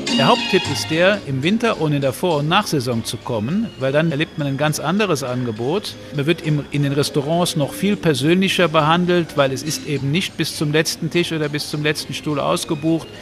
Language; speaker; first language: German; native; German